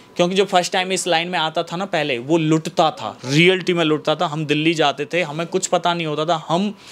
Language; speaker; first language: Hindi; native; Hindi